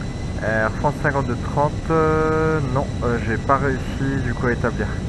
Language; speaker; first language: French; native; French